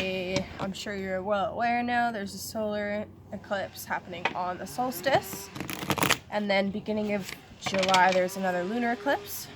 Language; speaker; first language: English; native; English